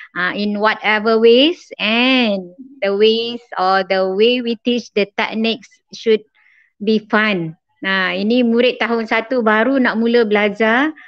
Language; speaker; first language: English; non-native, local second language; Malay